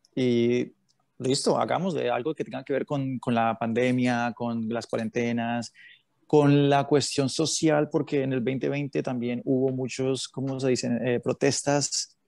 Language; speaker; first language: Spanish; native; Spanish